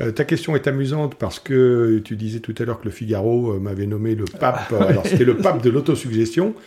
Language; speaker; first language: French; native; French